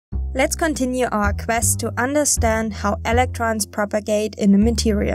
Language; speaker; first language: English; non-native, fluent; German